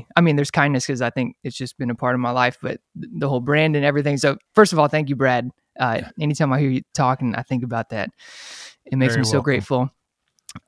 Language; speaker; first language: English; native; English